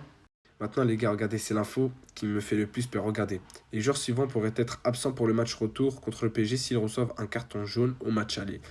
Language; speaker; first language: French; native; French